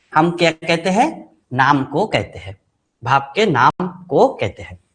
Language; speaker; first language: Hindi; non-native, local second language; Bangla